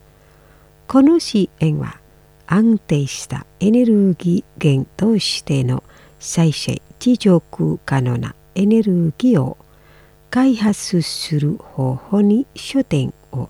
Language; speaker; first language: Japanese; non-native, fluent; Indonesian